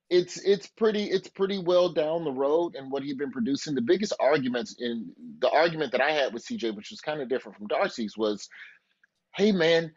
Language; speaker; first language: English; native; English